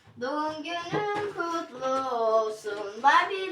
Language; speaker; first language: Turkish; native; Turkish